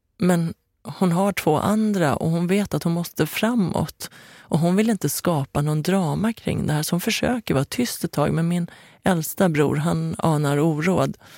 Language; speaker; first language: Swedish; early bilingual, other home language; Persian